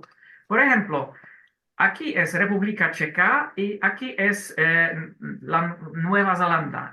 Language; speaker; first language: Spanish; non-native, learner; Polish